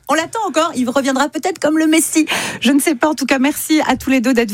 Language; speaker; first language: French; native; French